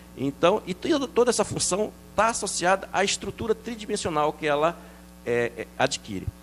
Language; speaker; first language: Portuguese; early bilingual, other home language; French